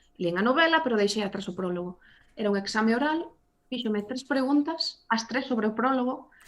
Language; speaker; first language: Galician; non-native, local second language; Spanish